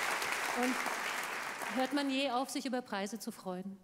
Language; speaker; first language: German; native; German